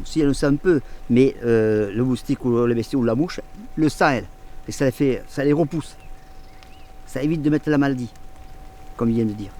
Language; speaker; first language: French; native; French